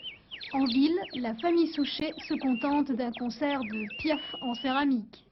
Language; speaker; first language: French; native; French